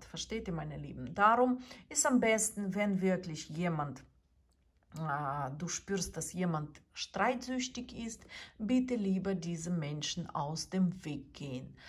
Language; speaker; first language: German; non-native, fluent; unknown